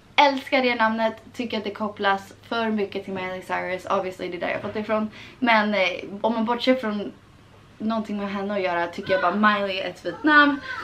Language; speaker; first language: Swedish; early bilingual, heritage; Swedish